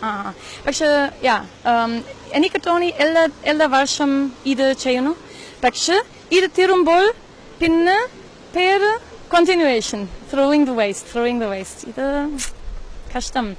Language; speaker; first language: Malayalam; non-native, learner; German